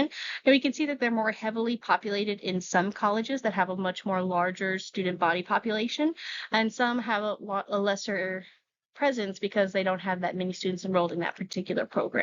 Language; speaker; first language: English; native; English